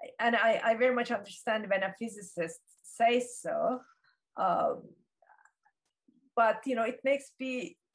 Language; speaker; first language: English; non-native, fluent; Turkish